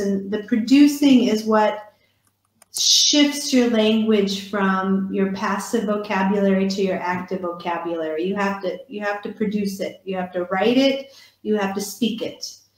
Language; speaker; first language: English; native; English